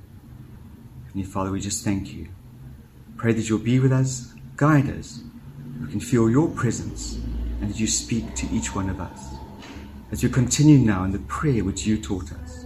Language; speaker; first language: English; native; English